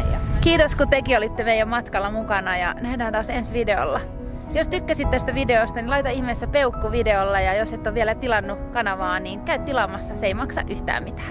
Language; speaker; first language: Finnish; native; Finnish